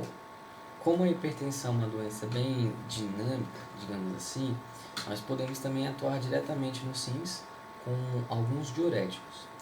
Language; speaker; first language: Portuguese; native; Portuguese